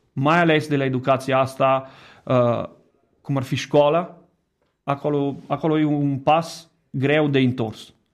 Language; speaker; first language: Romanian; non-native, fluent; Italian